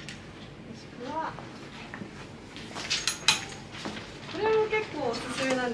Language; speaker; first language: Japanese; native; Japanese